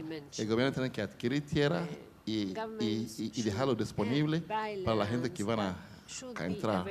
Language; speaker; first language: Spanish; non-native, fluent; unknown